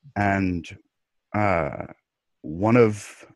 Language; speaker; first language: English; native; English